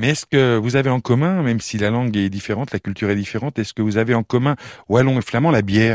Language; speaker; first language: French; native; French